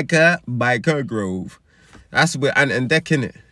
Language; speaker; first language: English; native; English